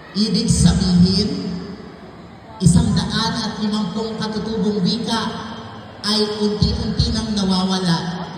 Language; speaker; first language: Filipino; non-native, local second language; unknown